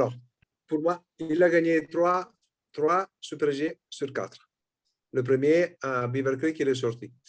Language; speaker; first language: French; non-native, fluent; Italian